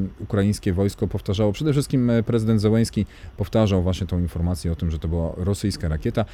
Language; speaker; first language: Polish; native; Polish